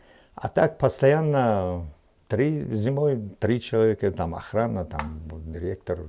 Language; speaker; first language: Russian; non-native, local second language; Tajik